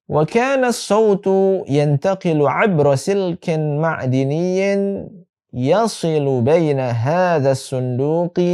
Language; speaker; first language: Arabic; non-native, fluent; Indonesian